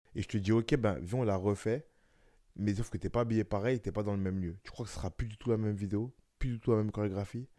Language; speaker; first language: French; native; French